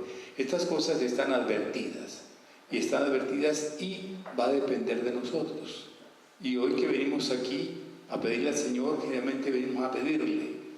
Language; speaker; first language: Spanish; native; Spanish